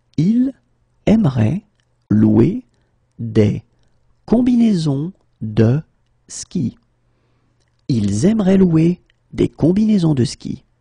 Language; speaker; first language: French; native; French